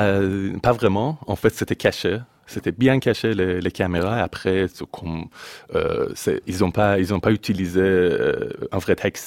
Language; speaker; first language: French; non-native, fluent; Persian